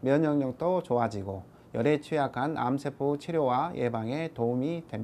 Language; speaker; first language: Korean; native; Korean